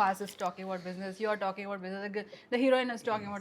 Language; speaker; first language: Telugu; non-native, local second language; Kannada